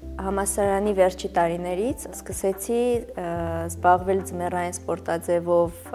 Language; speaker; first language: Armenian; native; Armenian